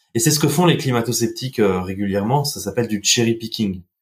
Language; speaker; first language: French; non-native, local second language; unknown